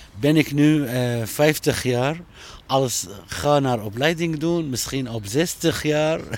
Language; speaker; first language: Dutch; non-native, learner; Arabic